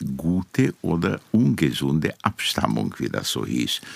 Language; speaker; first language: German; non-native, fluent; Romanian